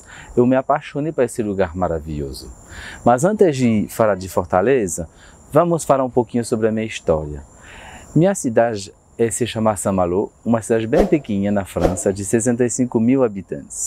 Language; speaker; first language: Portuguese; non-native, fluent; French